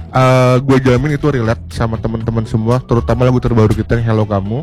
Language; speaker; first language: Indonesian; native; Indonesian